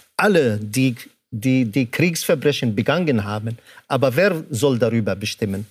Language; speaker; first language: German; non-native, fluent; Arabic